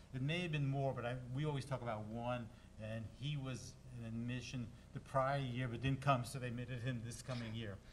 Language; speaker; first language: English; native; English